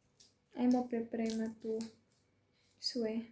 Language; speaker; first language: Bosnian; non-native, learner; Filipino